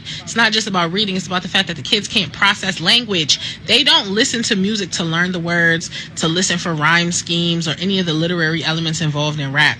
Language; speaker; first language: English; native; English